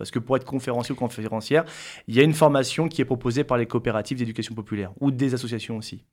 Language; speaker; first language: French; native; French